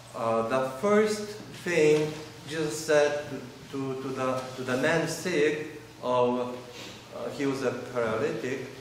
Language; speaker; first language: English; non-native, fluent; Russian